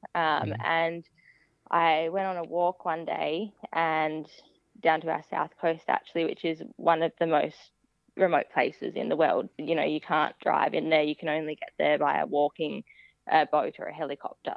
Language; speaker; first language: English; native; English